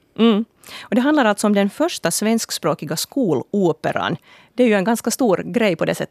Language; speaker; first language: Swedish; native; Swedish